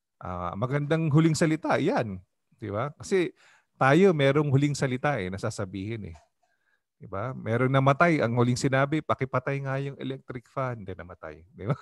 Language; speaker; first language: Filipino; native; Filipino